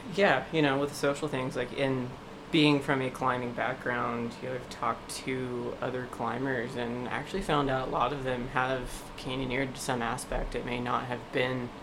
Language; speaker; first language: English; native; English